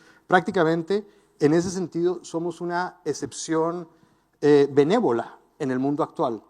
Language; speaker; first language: Spanish; native; Spanish